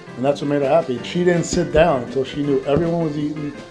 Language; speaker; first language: English; native; English